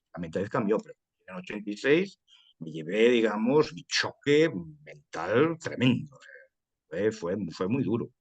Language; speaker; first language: Spanish; early bilingual, heritage; Spanish